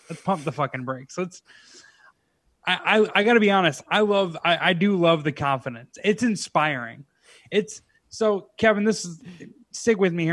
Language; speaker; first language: English; native; English